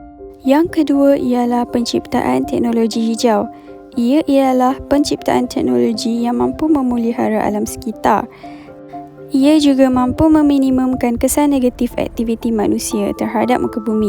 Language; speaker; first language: Malay; native; Malay